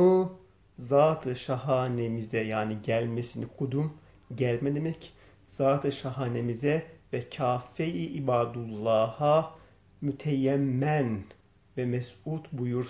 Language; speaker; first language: Turkish; native; Turkish